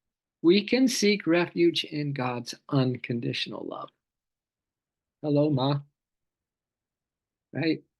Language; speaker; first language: English; native; English